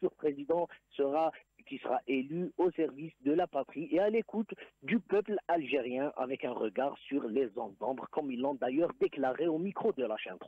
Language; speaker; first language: French; non-native, local second language; Arabic